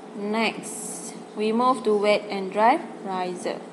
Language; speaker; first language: English; non-native, local second language; Malay